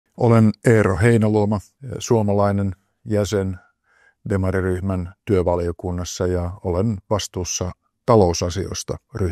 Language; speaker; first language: Finnish; native; Finnish